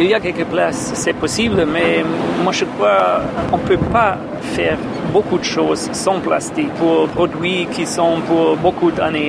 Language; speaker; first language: French; non-native, learner; German